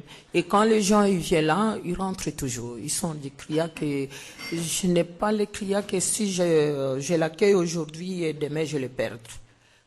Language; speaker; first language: French; non-native, learner; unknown